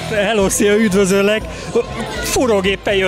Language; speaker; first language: Hungarian; native; Hungarian